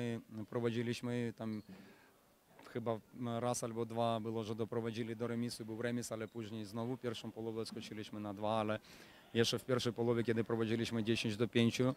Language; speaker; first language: Polish; non-native, fluent; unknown